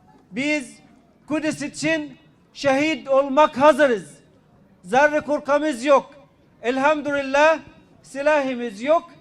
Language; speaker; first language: Turkish; non-native, fluent; Arabic